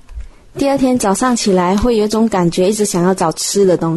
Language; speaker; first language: Chinese; native; Chinese